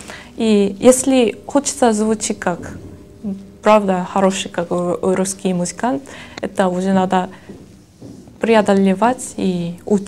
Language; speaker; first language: Russian; non-native, learner; Korean